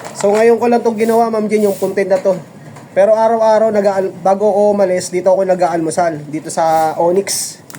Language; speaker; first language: Filipino; native; Filipino